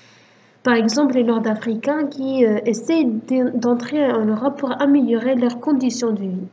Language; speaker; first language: French; non-native, fluent; Italian